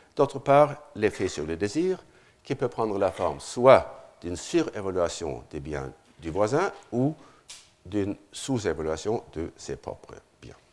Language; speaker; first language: French; non-native, fluent; Norwegian